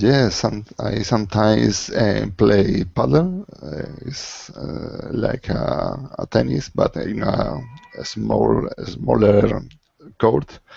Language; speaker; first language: English; non-native, learner; Spanish